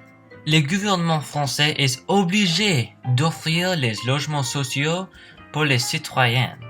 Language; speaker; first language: French; non-native, learner; English